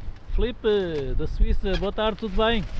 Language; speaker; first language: Portuguese; native; Portuguese